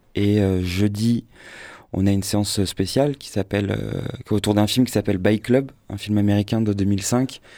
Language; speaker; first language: French; native; French